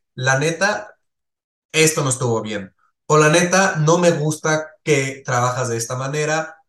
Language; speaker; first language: Spanish; non-native, fluent; Swiss German